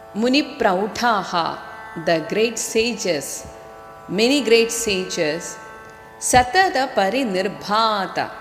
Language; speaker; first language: English; non-native, local second language; Malayalam